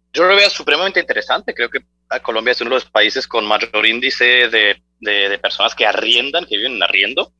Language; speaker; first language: Spanish; early bilingual, heritage; Spanish